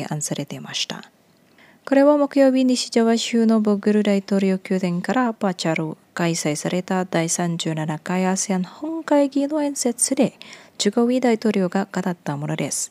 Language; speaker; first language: Japanese; non-native, fluent; Indonesian